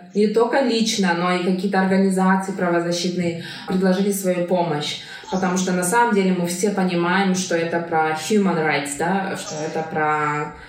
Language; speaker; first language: Russian; non-native, local second language; Kyrgyz